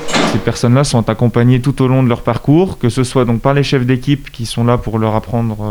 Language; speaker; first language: French; native; French